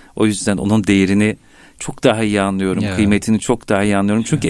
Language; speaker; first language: Turkish; native; Turkish